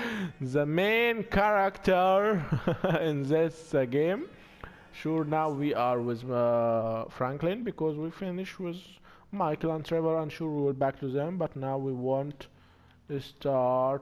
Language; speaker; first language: English; non-native, learner; Arabic